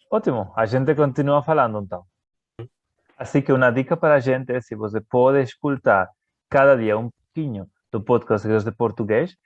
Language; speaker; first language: Portuguese; non-native, fluent; Spanish